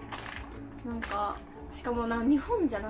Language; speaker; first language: Japanese; native; Japanese